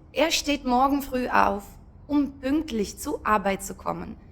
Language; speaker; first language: German; non-native, fluent; Ukrainian